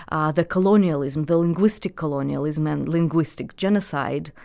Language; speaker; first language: English; non-native, fluent; Russian